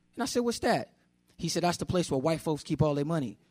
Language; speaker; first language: English; native; English